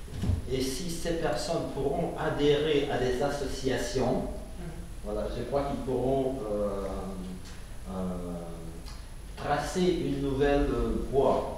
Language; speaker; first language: French; non-native, fluent; Ukrainian